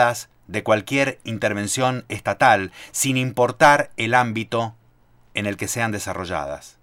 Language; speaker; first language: Spanish; native; Spanish